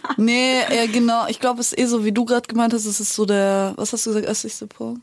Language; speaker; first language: German; early bilingual, other home language; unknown